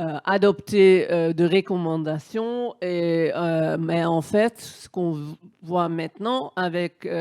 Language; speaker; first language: French; non-native, fluent; Dutch